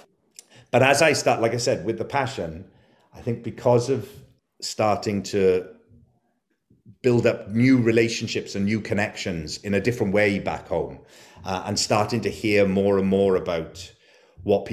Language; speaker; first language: English; native; English